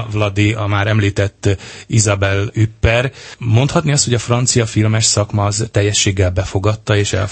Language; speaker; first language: Hungarian; native; Hungarian